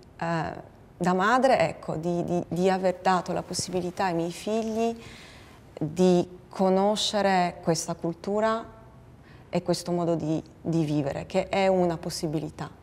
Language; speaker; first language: Italian; non-native, fluent; Polish